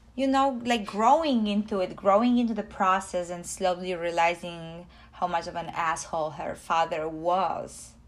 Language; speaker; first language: English; non-native, fluent; Polish